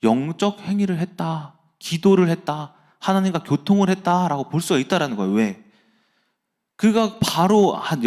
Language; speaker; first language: Korean; native; Korean